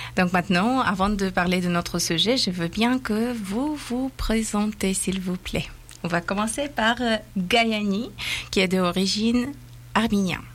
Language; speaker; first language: French; non-native, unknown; Persian